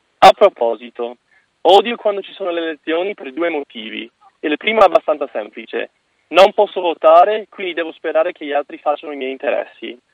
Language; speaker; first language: Italian; non-native, fluent; English